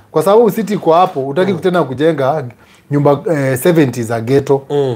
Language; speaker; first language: Swahili; native; Swahili